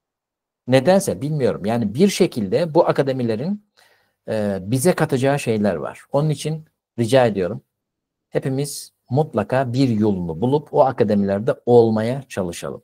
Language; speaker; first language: Turkish; native; Turkish